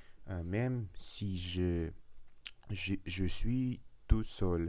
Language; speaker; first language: French; non-native, learner; Russian